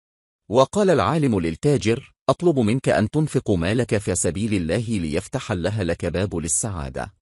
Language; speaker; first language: Arabic; non-native, fluent; Bangla